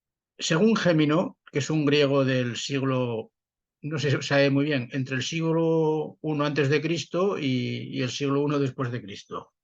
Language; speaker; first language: Spanish; native; Spanish